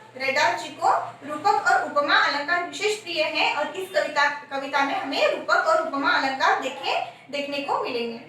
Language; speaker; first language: Hindi; non-native, local second language; Marathi